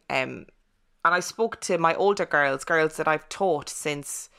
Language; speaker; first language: English; native; English